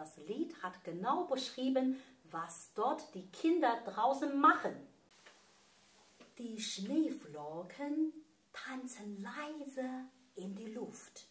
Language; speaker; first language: German; non-native, fluent; Chinese